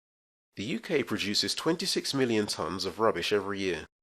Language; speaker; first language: English; native; English